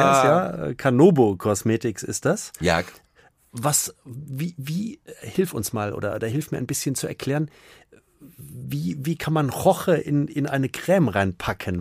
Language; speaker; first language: German; native; German